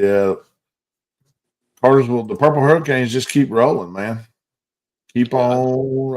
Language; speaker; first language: English; native; English